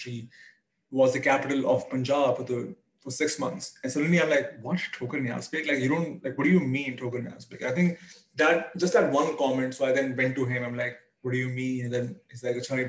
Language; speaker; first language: English; non-native, local second language; Urdu